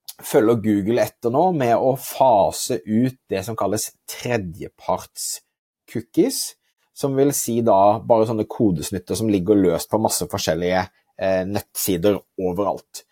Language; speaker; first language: Norwegian; native; Norwegian